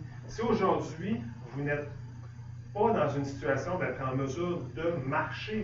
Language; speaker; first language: French; native; French